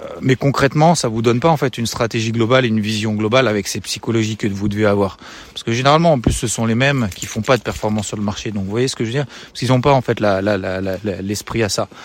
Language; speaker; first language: French; native; French